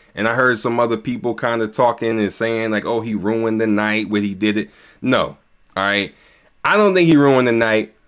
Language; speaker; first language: English; native; English